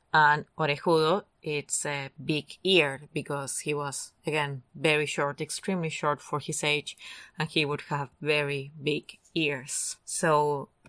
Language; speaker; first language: English; non-native, fluent; Spanish